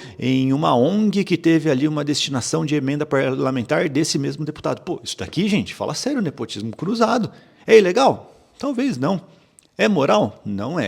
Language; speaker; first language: Portuguese; native; Portuguese